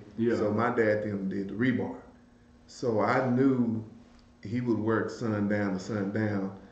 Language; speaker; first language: English; native; English